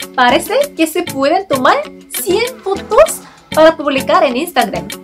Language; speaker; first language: Spanish; non-native, fluent; Korean